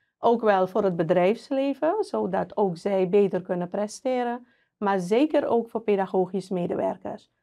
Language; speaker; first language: Dutch; native; Dutch